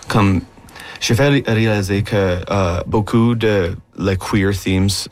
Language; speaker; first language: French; non-native, local second language; English